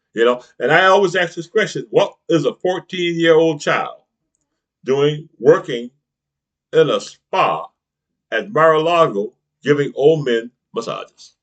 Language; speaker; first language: English; native; English